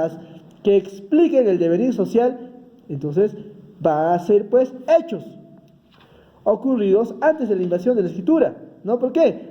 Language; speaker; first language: Spanish; native; Spanish